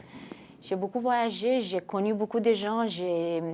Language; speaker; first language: French; non-native, fluent; Romanian